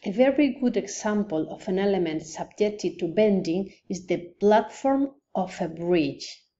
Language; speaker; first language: English; non-native, fluent; Spanish